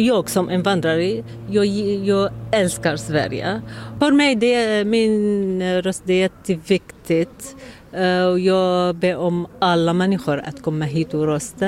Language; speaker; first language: Swedish; non-native, learner; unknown